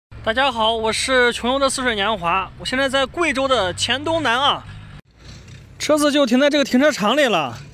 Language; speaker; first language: Chinese; native; Chinese